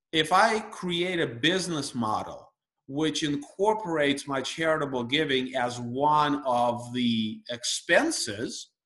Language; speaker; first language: English; early bilingual, other home language; Russian